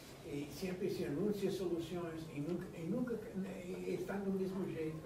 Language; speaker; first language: Portuguese; non-native, fluent; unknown